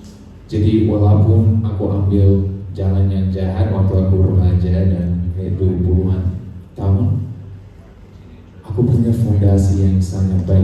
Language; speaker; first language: Indonesian; non-native, fluent; English